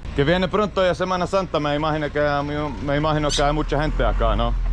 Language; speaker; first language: Spanish; non-native, learner; Finnish